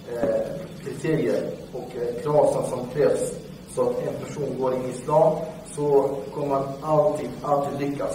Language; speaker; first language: Swedish; non-native, fluent; Arabic